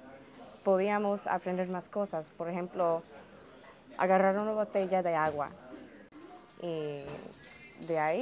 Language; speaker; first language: Spanish; early bilingual, heritage; Spanish